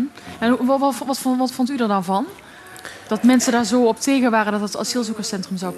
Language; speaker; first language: Dutch; native; Dutch